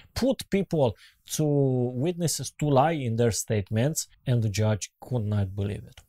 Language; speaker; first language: English; non-native, learner; Romanian